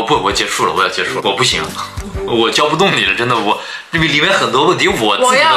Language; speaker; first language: Chinese; native; Chinese